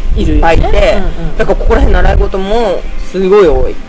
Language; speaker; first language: Japanese; native; Japanese